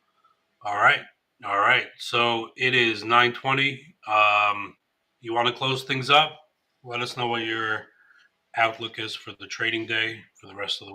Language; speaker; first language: English; native; English